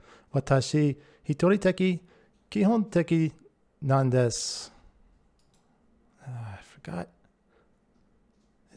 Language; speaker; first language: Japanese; non-native, learner; English